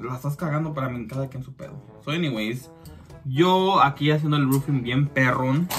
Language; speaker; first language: Spanish; early bilingual, heritage; Spanish